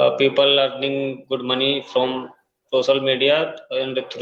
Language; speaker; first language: English; non-native, fluent; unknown